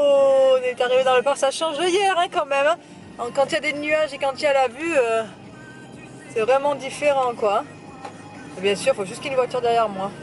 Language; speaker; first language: French; native; French